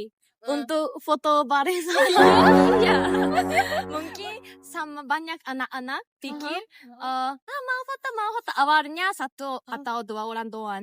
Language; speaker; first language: Indonesian; non-native, fluent; Japanese